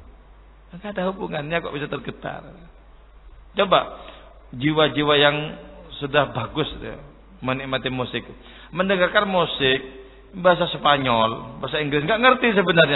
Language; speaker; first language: Indonesian; native; Indonesian